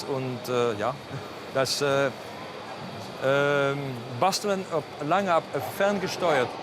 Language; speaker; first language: German; non-native, learner; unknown